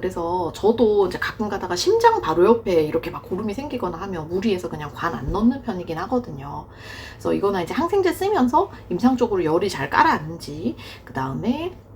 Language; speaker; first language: Korean; native; Korean